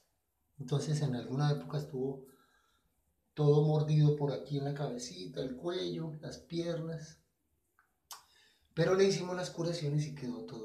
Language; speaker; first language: Spanish; native; Spanish